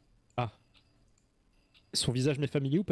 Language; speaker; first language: French; native; French